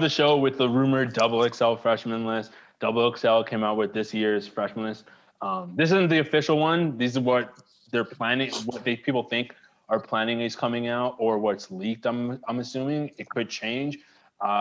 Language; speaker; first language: English; native; English